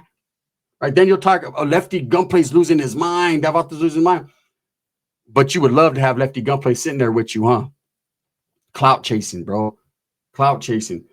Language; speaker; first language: English; native; English